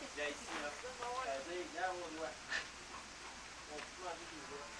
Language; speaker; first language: French; native; French